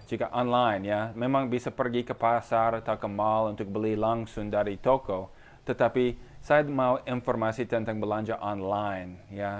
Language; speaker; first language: Indonesian; non-native, fluent; English